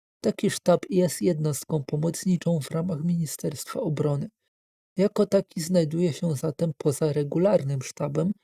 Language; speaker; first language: Polish; native; Polish